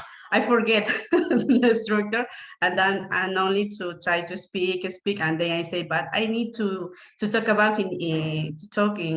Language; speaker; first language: English; non-native, learner; Spanish